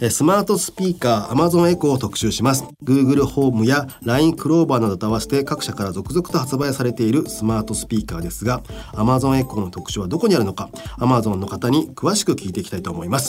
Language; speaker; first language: Japanese; native; Japanese